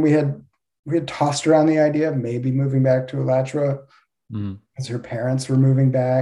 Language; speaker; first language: English; native; English